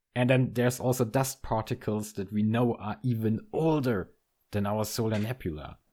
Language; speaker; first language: English; non-native, fluent; German